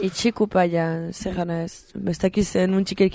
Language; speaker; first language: Basque; native; Basque